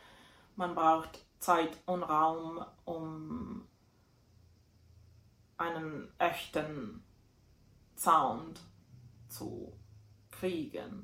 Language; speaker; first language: German; non-native, fluent; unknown